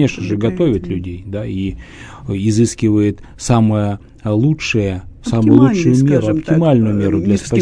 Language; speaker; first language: Russian; native; Russian